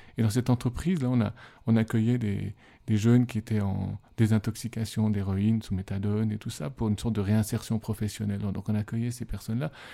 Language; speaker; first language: French; native; French